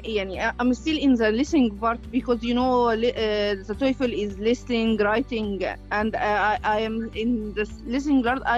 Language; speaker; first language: English; non-native, learner; Arabic